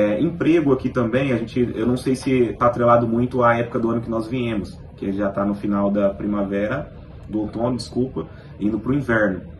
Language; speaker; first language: Portuguese; native; Portuguese